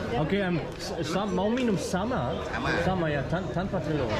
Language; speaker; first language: Indonesian; non-native, learner; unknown